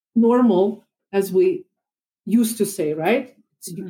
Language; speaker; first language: English; non-native, fluent; Russian